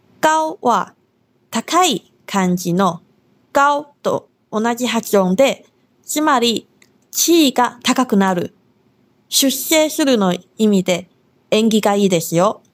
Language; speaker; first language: Japanese; non-native, fluent; Chinese